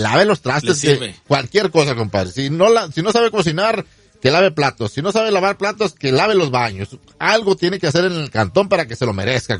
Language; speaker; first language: Spanish; native; Spanish